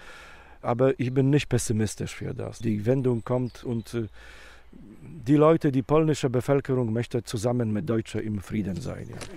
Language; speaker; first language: German; non-native, learner; Polish